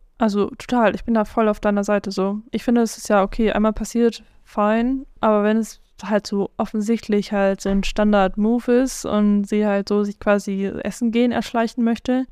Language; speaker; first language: German; non-native, fluent; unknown